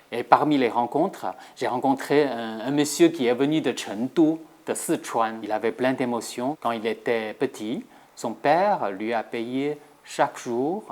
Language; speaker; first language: French; non-native, fluent; Chinese